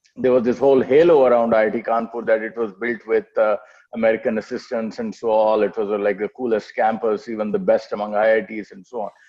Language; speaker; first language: English; non-native, local second language; Telugu